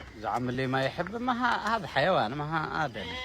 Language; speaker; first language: Arabic; native; Arabic